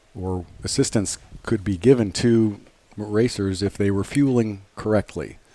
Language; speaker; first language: English; native; English